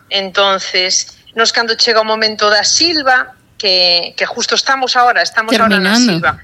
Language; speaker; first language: Galician; native; Galician